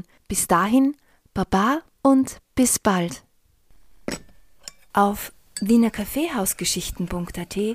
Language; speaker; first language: German; native; German